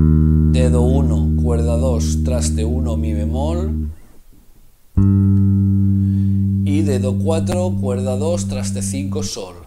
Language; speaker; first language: Spanish; native; Spanish